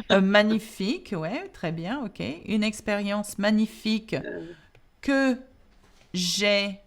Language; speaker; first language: French; non-native, fluent; English